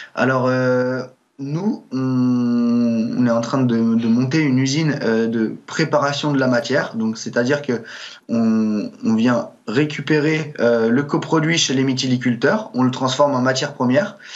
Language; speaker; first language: French; native; French